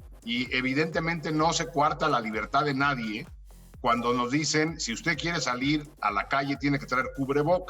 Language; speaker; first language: Spanish; native; Spanish